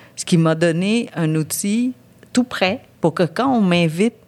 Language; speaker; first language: French; early bilingual, other home language; Vietnamese